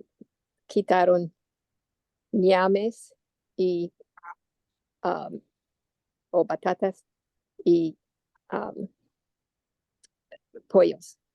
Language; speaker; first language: Spanish; non-native, learner; English